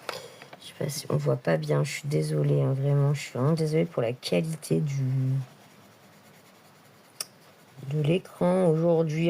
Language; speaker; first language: French; native; French